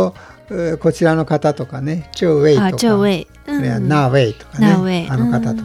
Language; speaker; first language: Japanese; native; Japanese